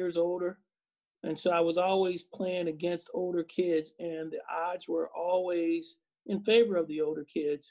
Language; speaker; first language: English; native; English